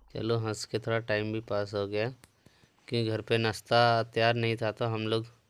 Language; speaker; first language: Hindi; non-native, local second language; Odia